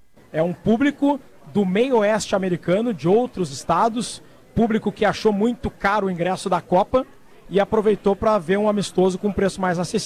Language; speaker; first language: Portuguese; native; Portuguese